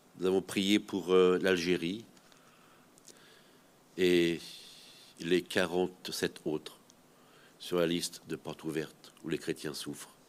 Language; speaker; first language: French; native; French